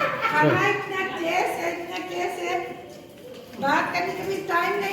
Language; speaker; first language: Hindi; non-native, local second language; Rongmei Naga